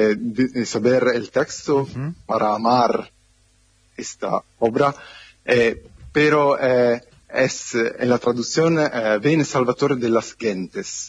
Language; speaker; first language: Spanish; non-native, fluent; Italian